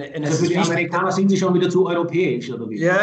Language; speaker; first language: German; native; German